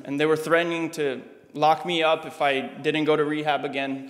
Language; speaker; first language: English; early bilingual, other home language; Russian